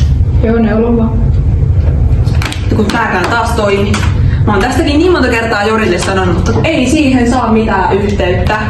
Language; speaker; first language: Finnish; native; Finnish